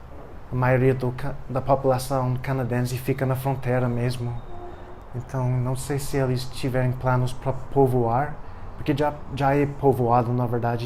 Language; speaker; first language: Portuguese; non-native, fluent; English